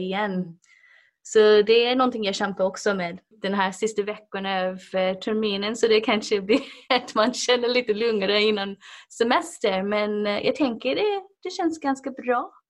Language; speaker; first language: Swedish; non-native, fluent; English